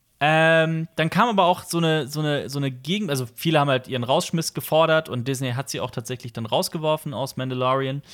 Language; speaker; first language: German; native; German